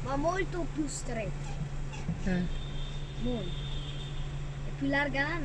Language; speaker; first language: Italian; early bilingual, other home language; Filipino